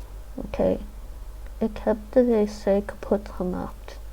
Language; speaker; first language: Dutch; non-native, learner; English